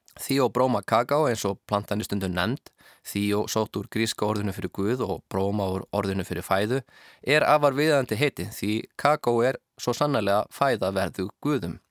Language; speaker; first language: Icelandic; native; Icelandic